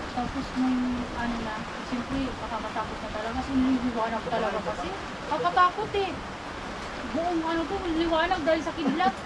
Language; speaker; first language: Filipino; non-native, local second language; Masbatenyo